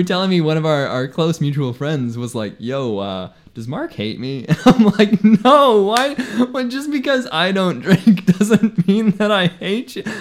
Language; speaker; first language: English; non-native, local second language; Spanish